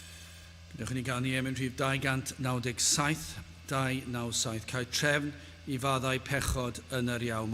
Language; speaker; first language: Welsh; native; Welsh